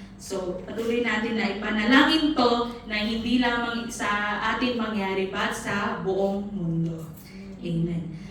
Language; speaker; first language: Filipino; non-native, local second language; Cebuano